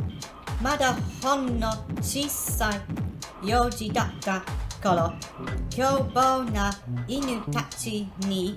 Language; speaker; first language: Japanese; non-native, learner; English